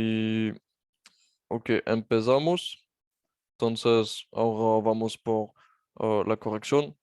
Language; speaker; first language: Spanish; non-native, fluent; French